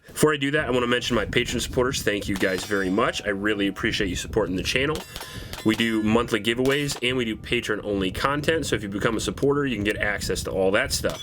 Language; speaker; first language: English; native; English